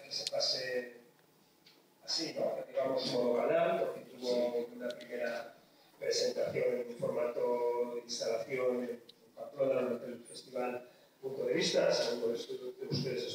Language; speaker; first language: Spanish; native; Spanish